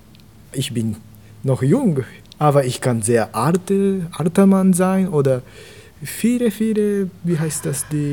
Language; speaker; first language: German; non-native, learner; Japanese